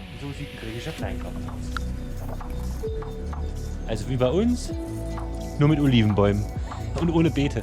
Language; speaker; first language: German; native; German